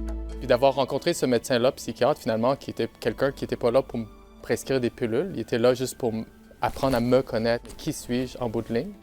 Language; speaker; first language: French; native; French